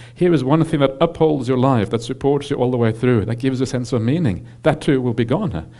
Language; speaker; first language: English; non-native, fluent; Norwegian